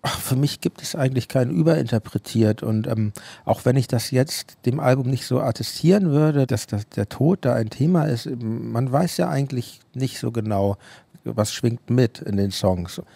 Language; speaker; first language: German; native; German